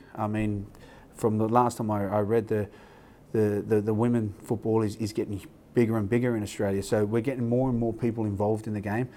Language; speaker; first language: English; native; English